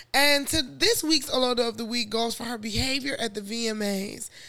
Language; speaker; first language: English; native; English